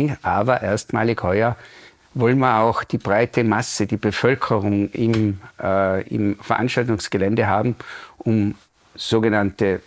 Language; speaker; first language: German; native; German